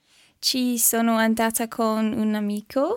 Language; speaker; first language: Italian; non-native, learner; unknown